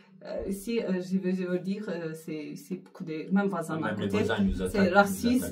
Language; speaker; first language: French; non-native, learner; Arabic